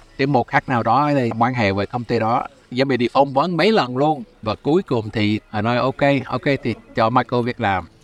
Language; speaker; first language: Vietnamese; non-native, fluent; English